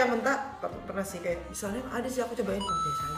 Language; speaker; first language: Indonesian; native; Indonesian